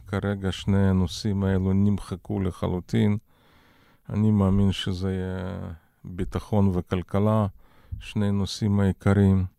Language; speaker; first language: Hebrew; non-native, fluent; Russian